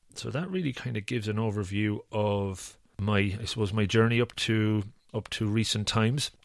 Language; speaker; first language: English; native; English